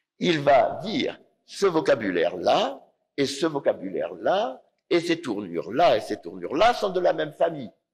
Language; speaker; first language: French; native; French